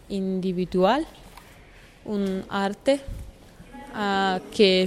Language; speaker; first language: Spanish; non-native, learner; Kurdish